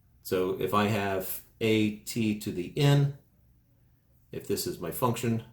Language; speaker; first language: English; native; English